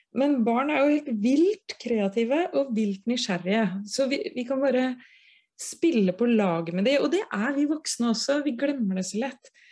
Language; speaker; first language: Norwegian; native; Norwegian